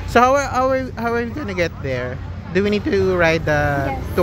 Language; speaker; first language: English; non-native, local second language; Filipino